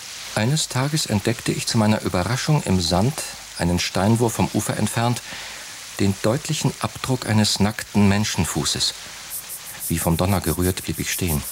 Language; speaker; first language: German; native; German